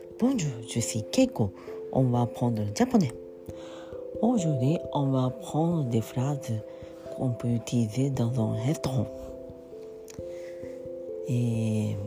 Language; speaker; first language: French; non-native, learner; Japanese